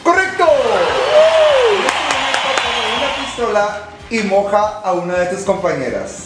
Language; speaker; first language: Spanish; native; Spanish